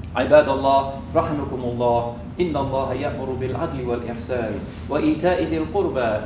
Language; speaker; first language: Arabic; non-native, fluent; English